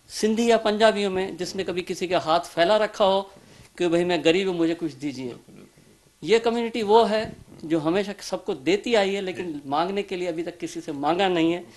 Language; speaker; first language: Hindi; non-native, local second language; Sindhi